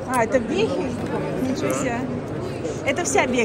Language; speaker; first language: Russian; native; Russian